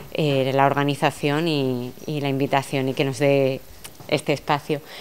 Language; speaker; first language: Spanish; native; Spanish